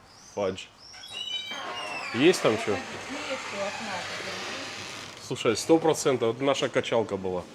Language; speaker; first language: Russian; native; Russian